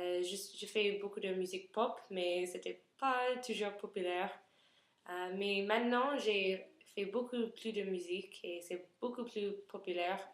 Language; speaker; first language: French; non-native, learner; English